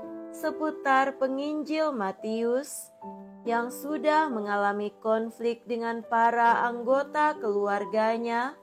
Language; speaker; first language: Indonesian; native; Indonesian